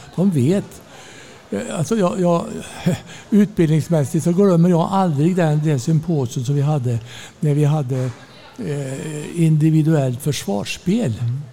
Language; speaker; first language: Swedish; native; Swedish